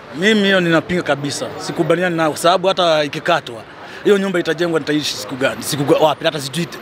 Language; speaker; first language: Swahili; non-native, local second language; Kamba